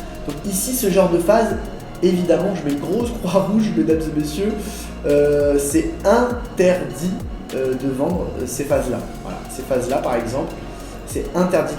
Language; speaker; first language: French; native; French